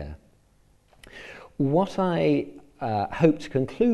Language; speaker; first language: English; native; English